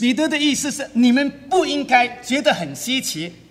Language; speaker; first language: Chinese; native; Chinese